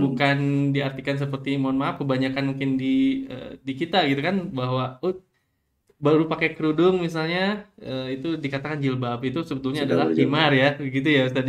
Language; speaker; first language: Indonesian; native; Indonesian